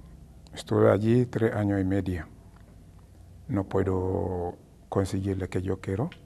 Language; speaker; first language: Spanish; non-native, learner; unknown